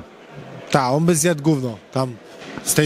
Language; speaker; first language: Polish; native; Polish